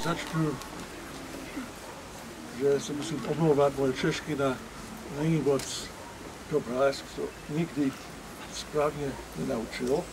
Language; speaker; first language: Czech; early bilingual, heritage; English